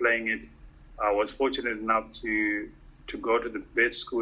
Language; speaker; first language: English; non-native, local second language; Shona